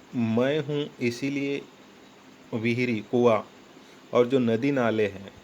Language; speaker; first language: Hindi; non-native, local second language; Marathi